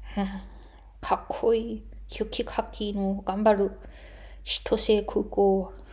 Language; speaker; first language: Japanese; non-native, fluent; German